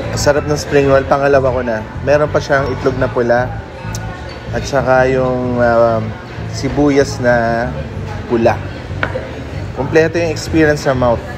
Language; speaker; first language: Filipino; native; Filipino